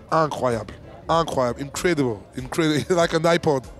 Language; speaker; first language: English; non-native, learner; French